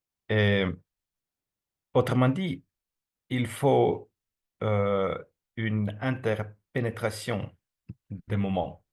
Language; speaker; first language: French; non-native, fluent; Estonian